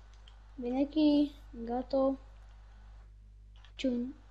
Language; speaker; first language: Spanish; non-native, learner; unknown